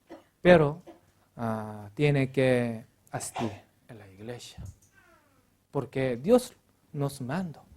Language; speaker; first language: Spanish; non-native, learner; Korean